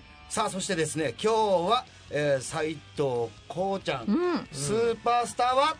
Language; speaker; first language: Japanese; native; Japanese